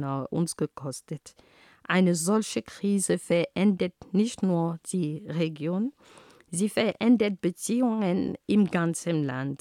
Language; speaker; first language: German; non-native, fluent; Ghomala